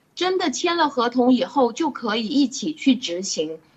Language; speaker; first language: Chinese; non-native, fluent; English